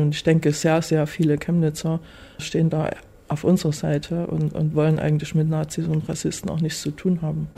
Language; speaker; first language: German; native; German